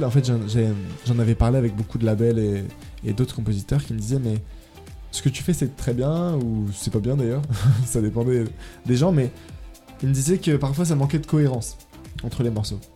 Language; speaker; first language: French; native; French